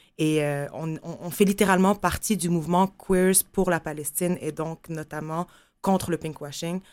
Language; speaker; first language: French; non-native, local second language; Arabic